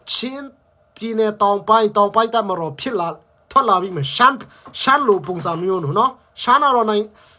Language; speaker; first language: Burmese; non-native, local second language; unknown